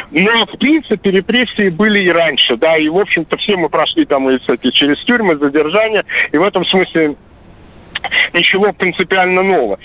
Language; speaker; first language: Russian; native; Russian